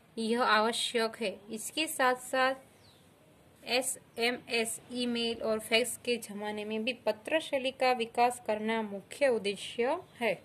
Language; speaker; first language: Hindi; non-native, local second language; Gujarati